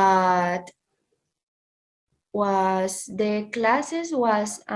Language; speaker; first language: English; non-native, learner; Spanish